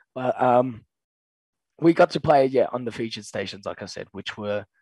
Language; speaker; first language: English; native; English